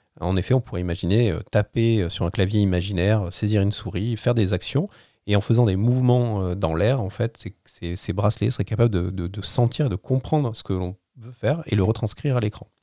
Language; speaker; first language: French; native; French